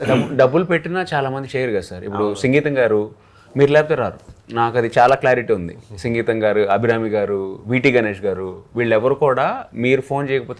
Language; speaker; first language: Telugu; native; Telugu